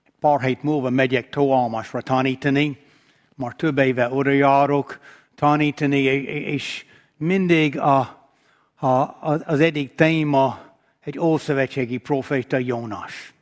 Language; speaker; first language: Hungarian; non-native, fluent; English